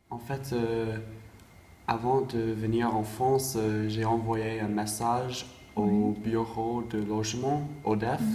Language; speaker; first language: French; non-native, fluent; English